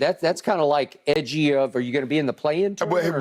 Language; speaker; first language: English; native; English